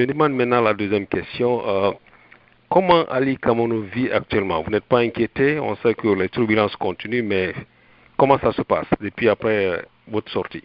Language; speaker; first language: French; non-native, local second language; Susu